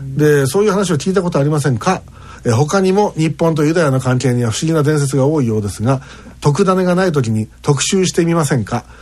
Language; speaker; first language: Japanese; native; Japanese